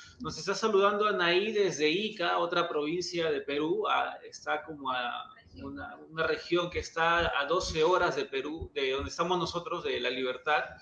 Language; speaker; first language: Spanish; native; Spanish